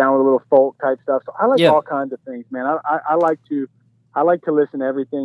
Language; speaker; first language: English; native; English